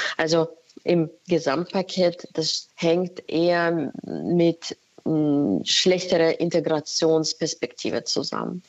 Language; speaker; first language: German; non-native, fluent; Ukrainian